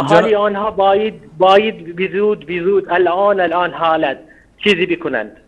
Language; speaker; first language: Persian; non-native, learner; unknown